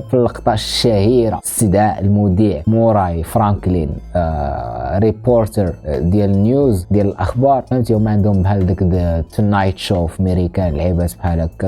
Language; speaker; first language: Arabic; native; Arabic